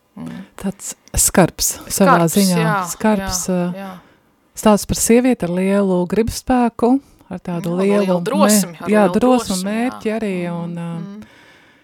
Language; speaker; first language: Latvian; native; Latvian